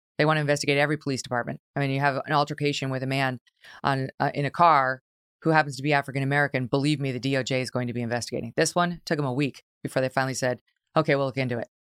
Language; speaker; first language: English; native; English